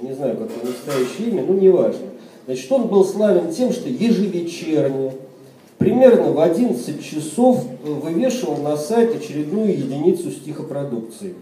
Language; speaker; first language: Russian; native; Russian